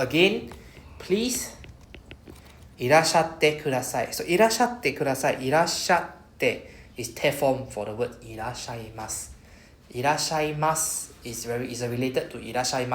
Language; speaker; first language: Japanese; non-native, fluent; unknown